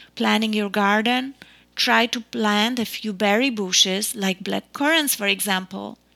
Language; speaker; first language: English; non-native, fluent; Polish